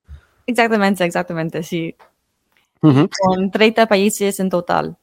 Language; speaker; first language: Spanish; non-native, fluent; English